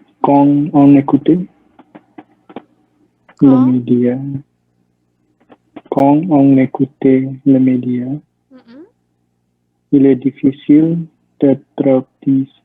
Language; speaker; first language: French; non-native, learner; Indonesian